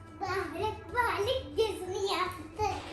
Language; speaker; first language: Turkish; early bilingual, heritage; Turkish